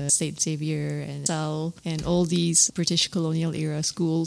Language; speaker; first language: English; native; English